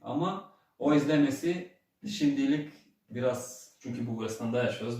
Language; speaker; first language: Turkish; early bilingual, heritage; Turkish